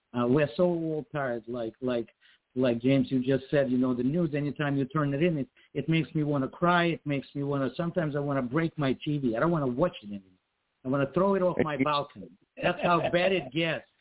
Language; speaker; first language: English; non-native, fluent; Ukrainian